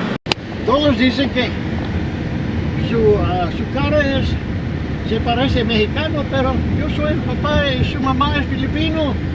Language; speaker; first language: Spanish; non-native, learner; English